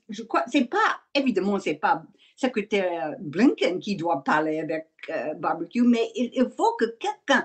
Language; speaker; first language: French; non-native, learner; English